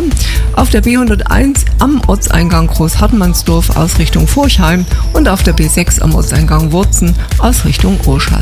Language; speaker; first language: German; native; German